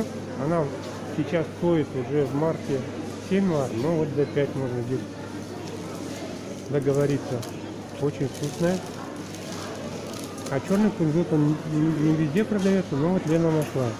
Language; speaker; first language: Russian; native; Russian